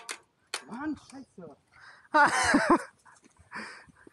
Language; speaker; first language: German; native; German